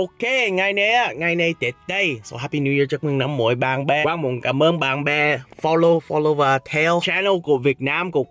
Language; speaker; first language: Vietnamese; early bilingual, heritage; Vietnamese